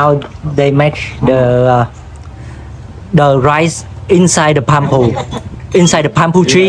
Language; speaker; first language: English; non-native, learner; Vietnamese